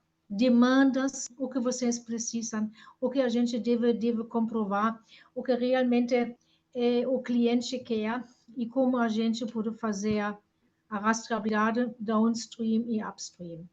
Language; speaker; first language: Portuguese; non-native, fluent; German